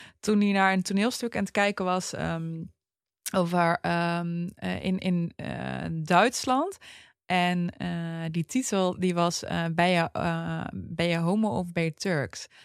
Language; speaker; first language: Dutch; early bilingual, other home language; Turkish